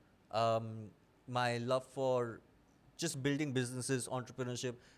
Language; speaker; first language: English; non-native, local second language; Bangla